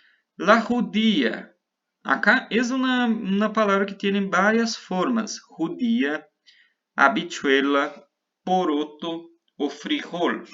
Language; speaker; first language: Spanish; non-native, fluent; Portuguese